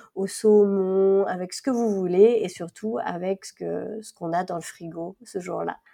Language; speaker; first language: French; native; French